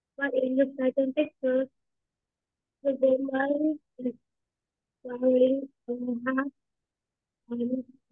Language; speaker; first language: English; non-native, learner; Vietnamese